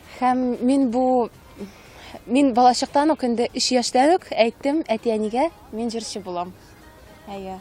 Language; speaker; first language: Tatar; native; Tatar